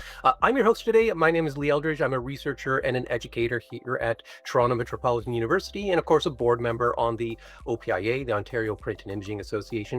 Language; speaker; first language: English; native; English